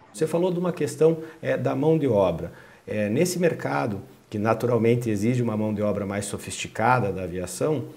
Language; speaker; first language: Portuguese; native; Portuguese